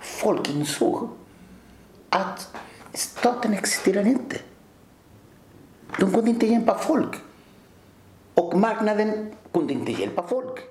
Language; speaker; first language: Swedish; early bilingual, other home language; Spanish